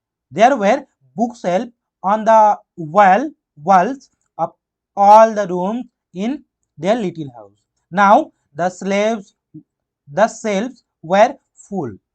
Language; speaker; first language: English; non-native, local second language; Bangla